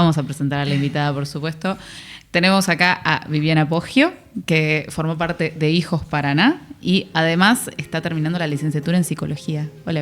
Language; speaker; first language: Spanish; native; Spanish